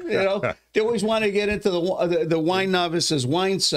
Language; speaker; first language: English; native; English